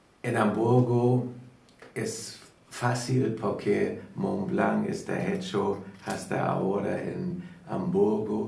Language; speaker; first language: Spanish; non-native, learner; German